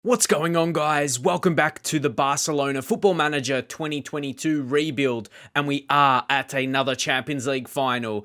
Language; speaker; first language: English; native; English